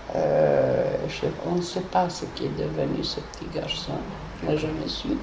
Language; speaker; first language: French; non-native, fluent; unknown